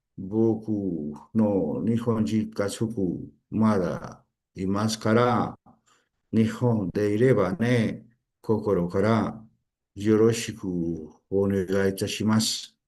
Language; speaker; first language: Japanese; non-native, learner; Spanish